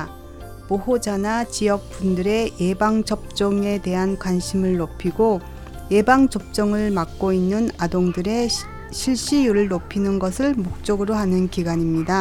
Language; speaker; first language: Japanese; non-native, fluent; Korean